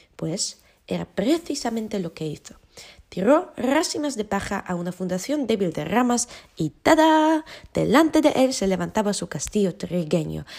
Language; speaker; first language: Spanish; non-native, fluent; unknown